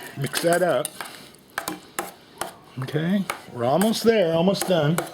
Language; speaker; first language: English; native; English